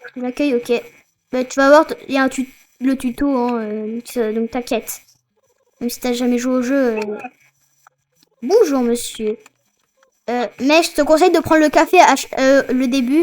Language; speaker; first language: French; native; French